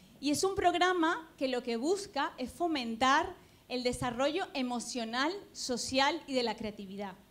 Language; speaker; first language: Spanish; native; Spanish